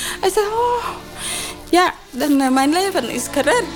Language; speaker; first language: Dutch; non-native, learner; Khmer